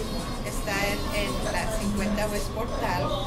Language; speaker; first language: Spanish; early bilingual, other home language; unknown